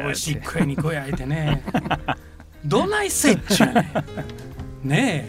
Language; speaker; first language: Japanese; native; Japanese